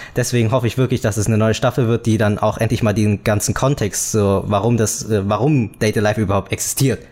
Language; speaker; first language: German; early bilingual, other home language; Vietnamese